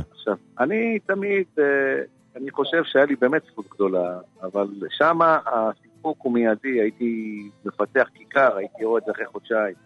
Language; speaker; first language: Hebrew; native; Hebrew